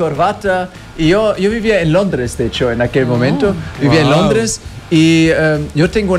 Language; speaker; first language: Spanish; non-native, fluent; German